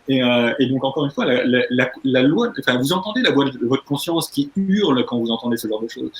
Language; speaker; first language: French; native; French